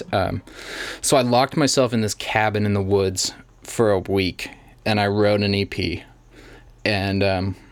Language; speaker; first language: English; native; English